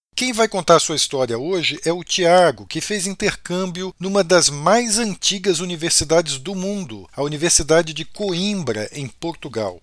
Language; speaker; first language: Portuguese; native; Portuguese